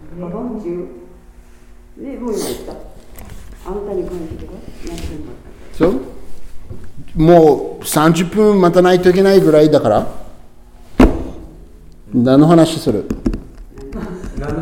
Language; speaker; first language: Japanese; non-native, learner; English